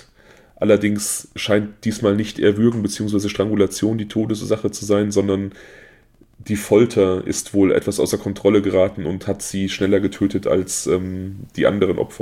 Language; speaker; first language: German; native; German